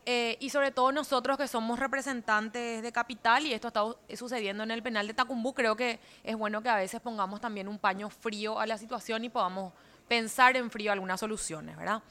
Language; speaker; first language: Spanish; native; Spanish